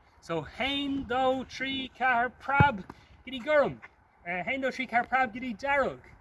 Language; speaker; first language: Irish; non-native, local second language; English